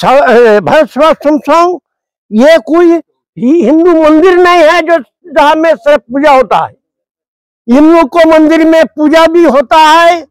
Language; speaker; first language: Hindi; non-native, local second language; Bangla